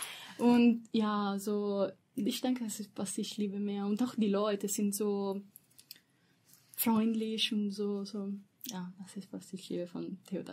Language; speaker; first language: German; non-native, learner; Italian